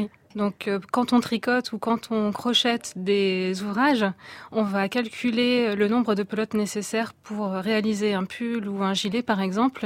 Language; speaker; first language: French; native; French